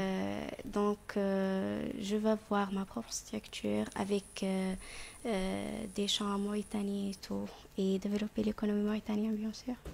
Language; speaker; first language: French; non-native, fluent; Arabic